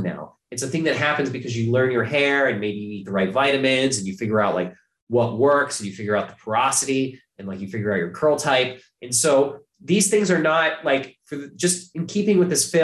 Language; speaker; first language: English; native; English